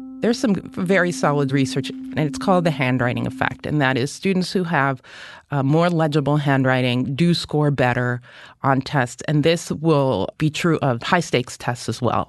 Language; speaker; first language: English; native; English